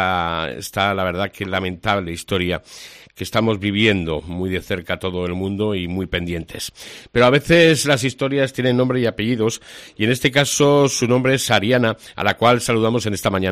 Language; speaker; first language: Spanish; native; Spanish